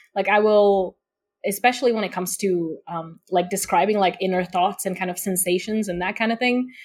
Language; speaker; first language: English; non-native, fluent; Slovak